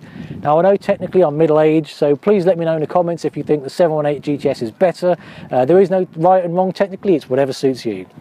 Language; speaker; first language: English; native; English